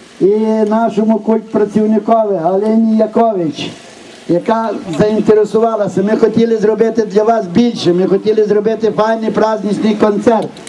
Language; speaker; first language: Ukrainian; native; Ukrainian